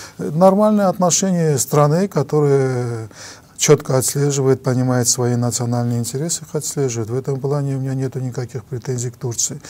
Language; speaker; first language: Russian; non-native, local second language; Armenian